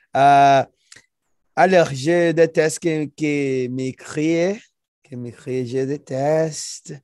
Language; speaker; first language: French; non-native, learner; Portuguese